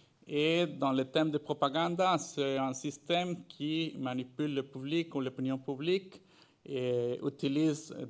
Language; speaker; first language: French; non-native, fluent; Spanish